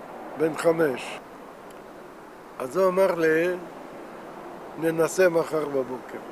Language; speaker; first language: Hebrew; non-native, fluent; Russian